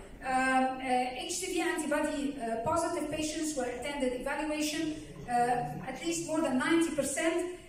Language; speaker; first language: English; non-native, local second language; Arabic